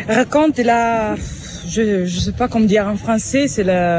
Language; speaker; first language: French; non-native, fluent; Italian